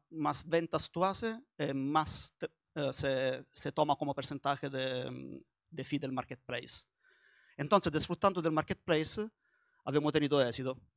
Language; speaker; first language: Spanish; non-native, learner; Italian